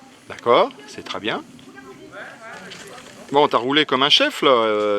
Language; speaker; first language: French; native; French